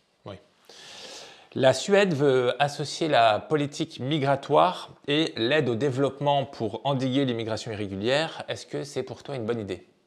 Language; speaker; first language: French; native; French